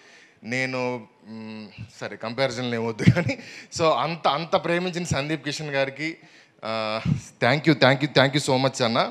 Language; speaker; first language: Telugu; native; Telugu